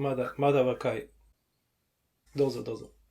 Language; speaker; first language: Japanese; non-native, fluent; Bulgarian